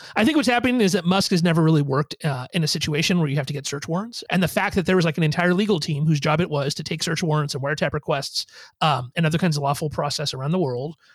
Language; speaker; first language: English; native; English